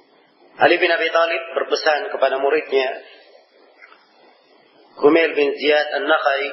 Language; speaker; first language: Indonesian; native; Indonesian